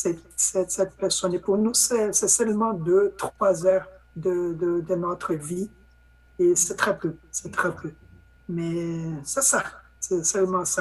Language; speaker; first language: French; non-native, learner; Portuguese